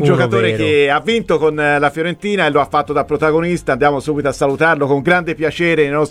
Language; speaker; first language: Italian; native; Italian